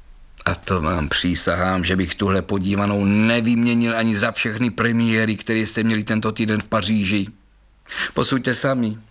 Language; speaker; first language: Czech; native; Czech